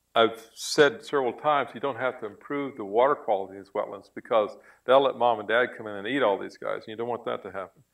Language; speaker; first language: English; native; English